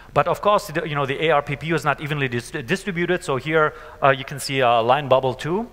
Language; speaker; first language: English; non-native, fluent; German